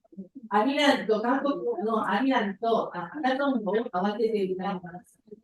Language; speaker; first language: Japanese; non-native, learner; Korean